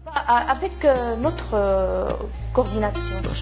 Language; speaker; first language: French; non-native, learner; Arabic